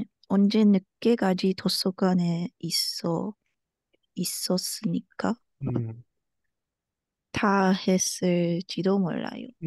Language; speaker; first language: Korean; non-native, learner; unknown